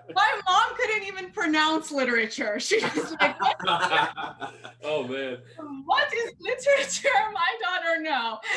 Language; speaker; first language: English; native; English